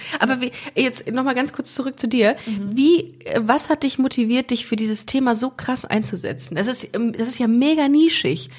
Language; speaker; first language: German; native; German